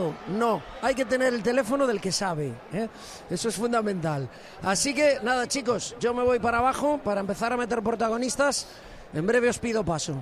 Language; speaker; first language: Spanish; native; Spanish